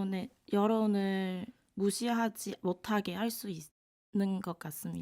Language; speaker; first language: Korean; non-native, fluent; Cantonese